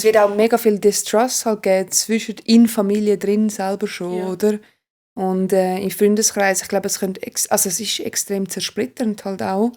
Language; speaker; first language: German; native; German